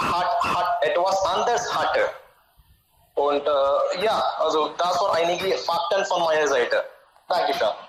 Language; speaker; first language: German; non-native, learner; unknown